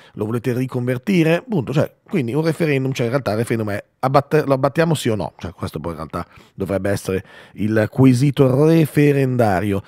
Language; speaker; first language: Italian; native; Italian